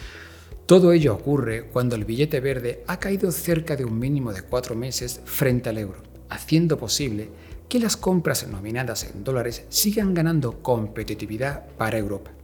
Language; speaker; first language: Spanish; native; Spanish